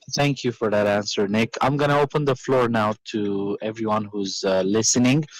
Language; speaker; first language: English; non-native, fluent; Romanian